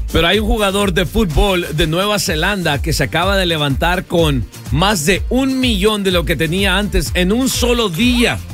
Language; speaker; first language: Spanish; early bilingual, heritage; Spanish